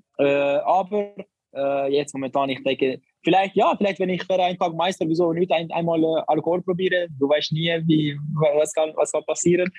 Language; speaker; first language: German; non-native, learner; Albanian